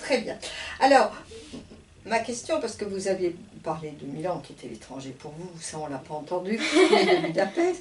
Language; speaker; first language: French; native; French